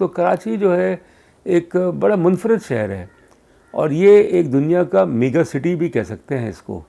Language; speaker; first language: Urdu; native; Urdu